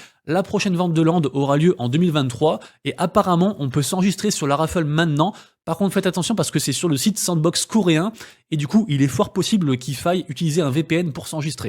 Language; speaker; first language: French; native; French